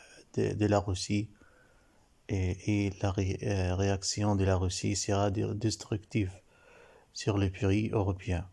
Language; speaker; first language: French; non-native, learner; Arabic